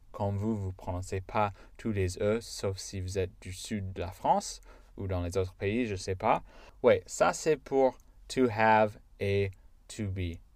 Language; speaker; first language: French; non-native, fluent; English